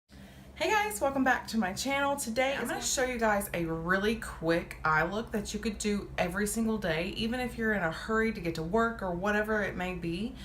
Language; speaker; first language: English; native; English